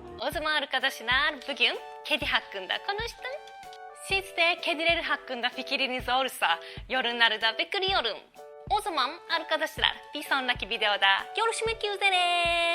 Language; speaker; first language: Turkish; non-native, learner; Japanese